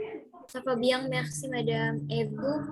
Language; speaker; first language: French; non-native, learner; Indonesian